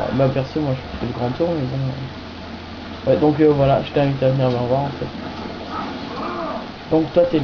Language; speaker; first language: French; native; French